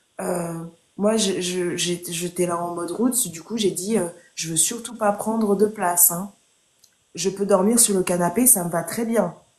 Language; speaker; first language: French; early bilingual, other home language; Haitian Creole